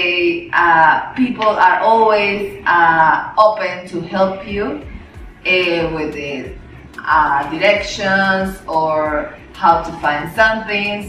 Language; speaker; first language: English; non-native, learner; Spanish